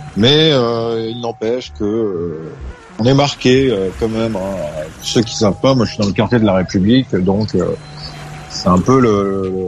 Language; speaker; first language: French; native; French